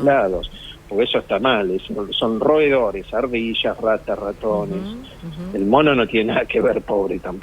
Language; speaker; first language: Spanish; native; Spanish